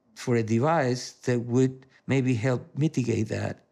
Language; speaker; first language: English; non-native, fluent; Spanish